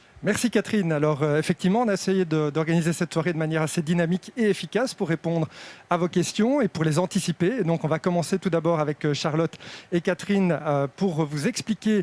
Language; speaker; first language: French; native; French